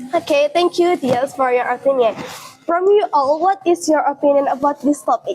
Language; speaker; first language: English; non-native, learner; Indonesian